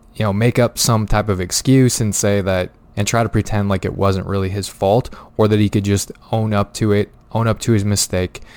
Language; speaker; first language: English; native; English